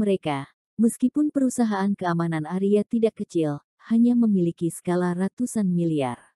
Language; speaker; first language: Indonesian; native; Indonesian